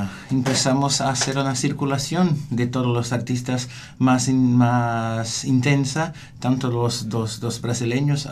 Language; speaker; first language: Spanish; non-native, learner; Portuguese